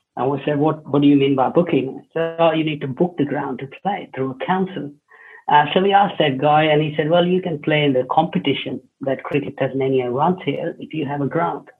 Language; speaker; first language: English; non-native, local second language; Hindi